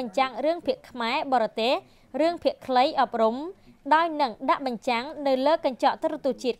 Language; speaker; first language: Khmer; native; Khmer